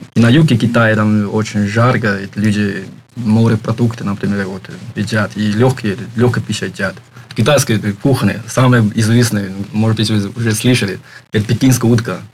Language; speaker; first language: Russian; non-native, learner; Chinese